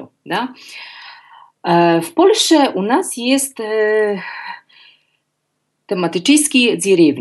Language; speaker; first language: Russian; non-native, learner; Polish